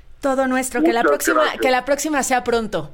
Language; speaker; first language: Spanish; native; Spanish